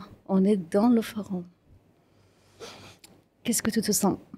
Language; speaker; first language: French; non-native, fluent; Kurdish